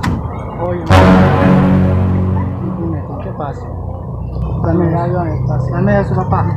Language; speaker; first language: Spanish; non-native, learner; Haitian Creole